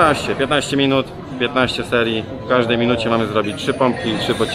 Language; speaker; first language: Polish; native; Polish